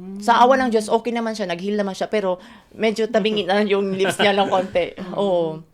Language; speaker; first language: Filipino; non-native, local second language; Waray